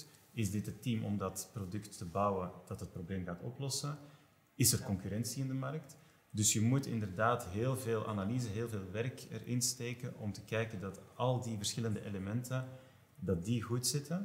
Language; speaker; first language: Dutch; native; Dutch